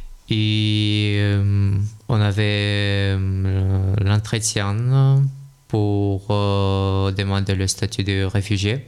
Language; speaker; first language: French; non-native, fluent; Russian